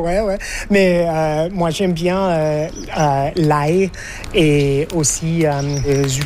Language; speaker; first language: French; non-native, learner; English